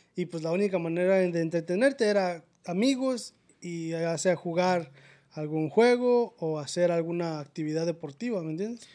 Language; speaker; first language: Spanish; native; Spanish